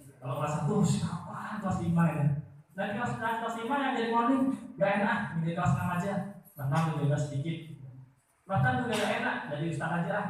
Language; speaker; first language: Indonesian; non-native, local second language; Madurese